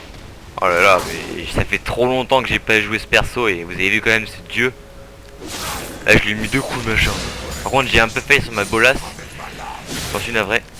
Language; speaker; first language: French; native; French